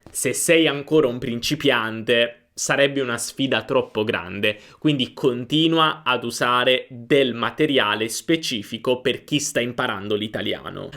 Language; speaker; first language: Italian; native; Italian